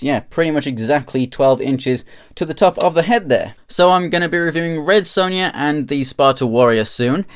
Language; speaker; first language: English; native; English